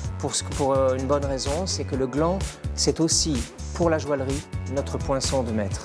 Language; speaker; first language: French; native; French